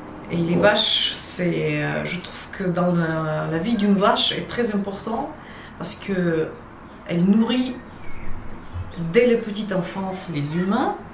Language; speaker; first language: French; non-native, fluent; Russian